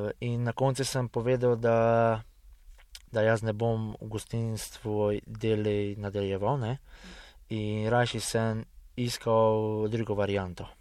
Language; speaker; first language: Slovenian; early bilingual, heritage; Hungarian